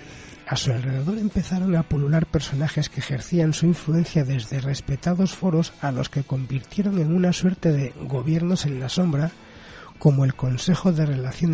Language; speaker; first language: Spanish; native; Spanish